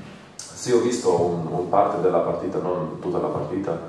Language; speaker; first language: Italian; non-native, fluent; Croatian